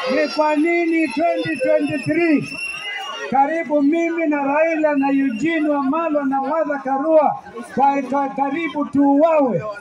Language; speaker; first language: Swahili; non-native, local second language; Kamba